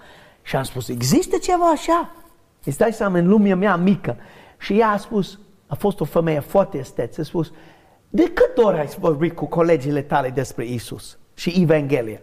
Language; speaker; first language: Romanian; non-native, learner; English